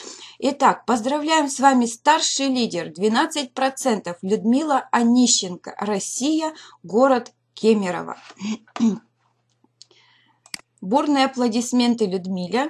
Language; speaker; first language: Russian; native; Russian